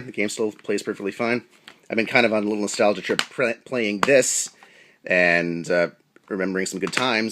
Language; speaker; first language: English; native; English